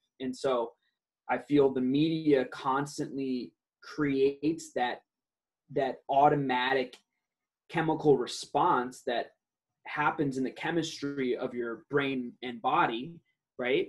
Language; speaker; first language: English; early bilingual, other home language; Aramaic